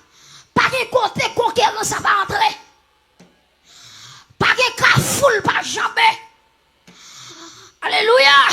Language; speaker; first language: French; non-native, local second language; Haitian Creole